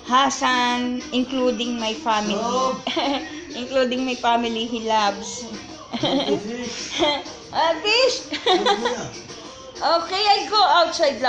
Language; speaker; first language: English; non-native, learner; Filipino